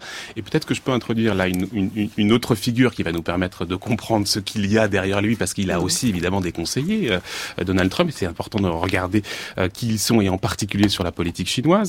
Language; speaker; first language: French; native; French